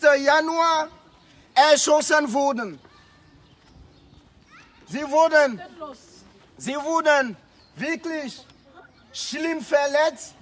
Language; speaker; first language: German; non-native, fluent; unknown